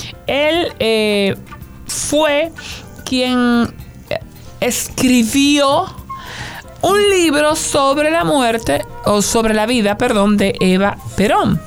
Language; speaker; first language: Spanish; native; Spanish